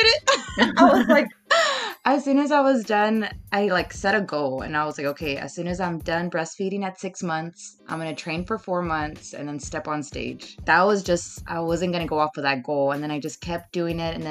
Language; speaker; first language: English; native; English